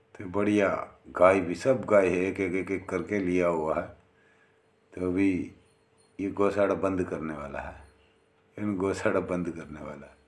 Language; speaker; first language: Hindi; non-native, local second language; Gujarati